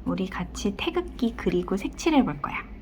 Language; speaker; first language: Korean; native; Korean